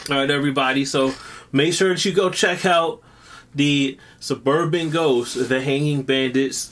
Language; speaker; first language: English; native; English